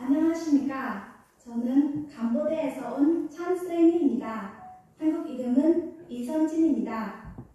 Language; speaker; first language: Korean; non-native, fluent; Khmer